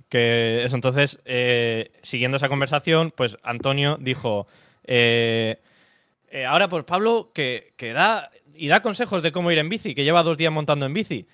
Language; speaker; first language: Spanish; native; Spanish